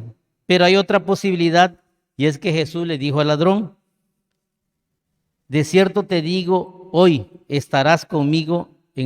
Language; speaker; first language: Spanish; native; Spanish